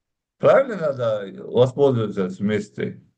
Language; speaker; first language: Russian; non-native, local second language; Uzbek